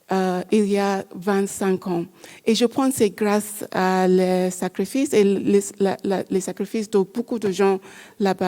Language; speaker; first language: French; non-native, learner; English